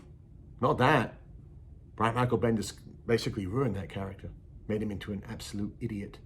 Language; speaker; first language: English; native; English